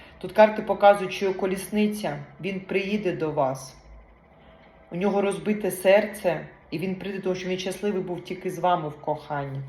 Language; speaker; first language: Ukrainian; non-native, local second language; Russian